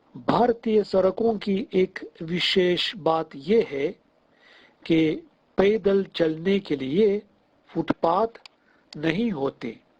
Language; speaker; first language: Hindi; non-native, fluent; Russian